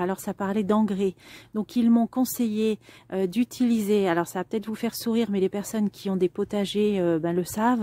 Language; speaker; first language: French; native; French